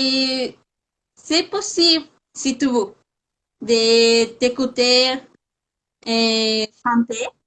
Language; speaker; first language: French; non-native, fluent; Spanish